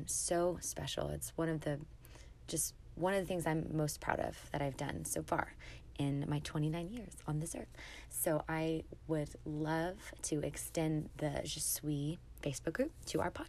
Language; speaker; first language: English; native; English